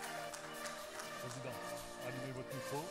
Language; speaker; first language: French; native; French